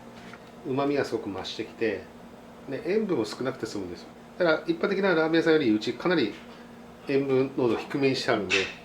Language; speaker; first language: Japanese; native; Japanese